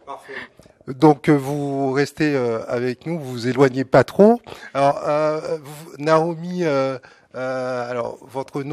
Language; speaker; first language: French; native; French